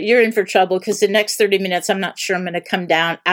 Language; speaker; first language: English; native; English